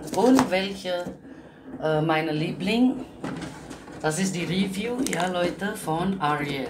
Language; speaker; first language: German; non-native, learner; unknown